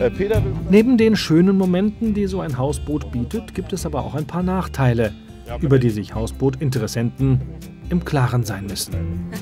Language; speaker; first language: German; native; German